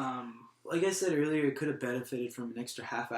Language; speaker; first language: English; native; English